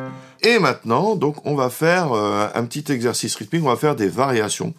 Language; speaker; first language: French; native; French